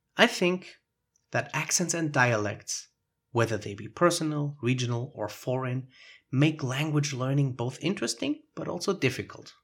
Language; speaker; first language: English; non-native, fluent; German